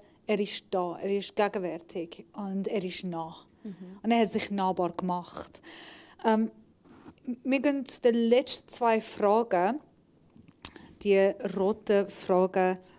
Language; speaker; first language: German; non-native, fluent; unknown